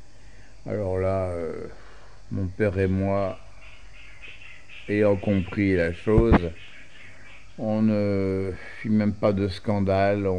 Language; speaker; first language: French; native; French